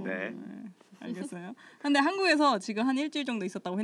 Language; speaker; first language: Korean; native; Korean